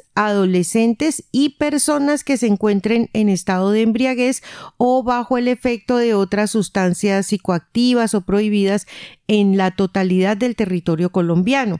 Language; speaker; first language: Spanish; native; Spanish